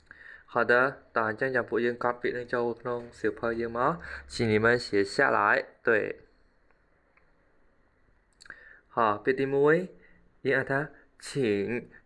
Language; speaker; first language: Chinese; non-native, fluent; Khmer